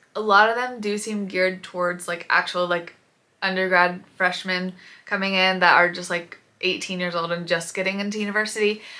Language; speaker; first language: English; native; English